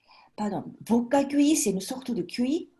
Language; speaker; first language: French; non-native, fluent; Japanese